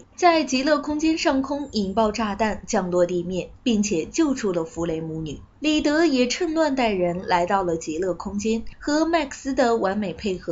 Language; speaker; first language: Chinese; native; Chinese